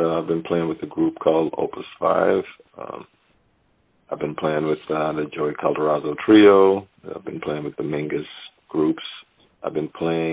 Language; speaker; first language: English; native; English